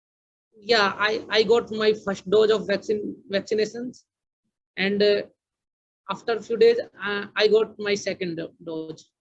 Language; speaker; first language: English; non-native, learner; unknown